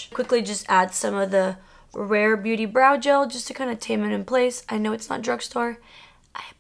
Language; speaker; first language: English; early bilingual, other home language; Spanish